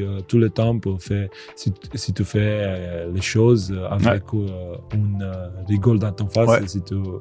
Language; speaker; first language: French; non-native, fluent; Romanian